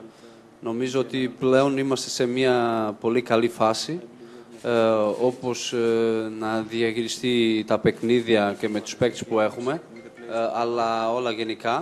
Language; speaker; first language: Greek; non-native, fluent; Portuguese